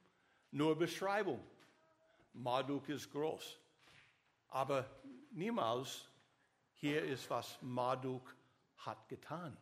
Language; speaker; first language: German; non-native, learner; English